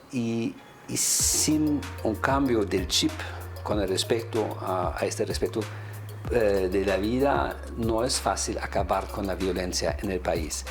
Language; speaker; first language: Spanish; non-native, fluent; German